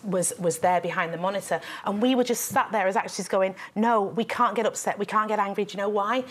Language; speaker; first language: English; native; English